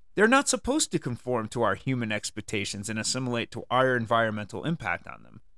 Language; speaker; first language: English; native; English